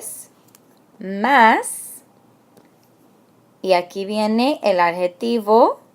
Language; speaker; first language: Spanish; non-native, fluent; English